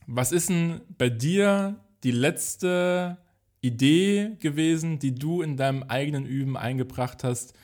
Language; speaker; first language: German; native; German